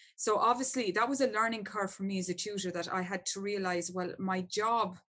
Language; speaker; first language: English; native; English